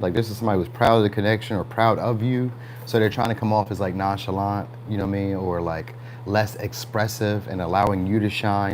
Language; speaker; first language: English; native; English